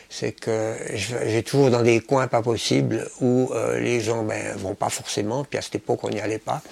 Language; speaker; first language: French; native; French